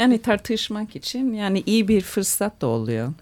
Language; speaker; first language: Turkish; non-native, fluent; Swedish